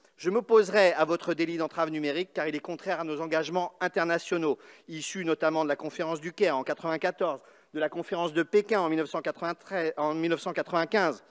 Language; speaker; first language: French; native; French